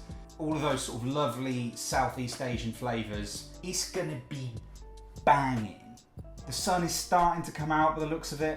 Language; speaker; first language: English; native; English